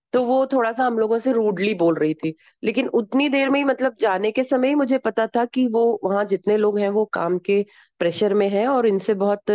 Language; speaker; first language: Hindi; native; Hindi